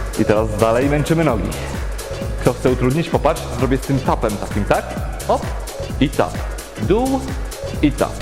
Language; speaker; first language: Polish; native; Polish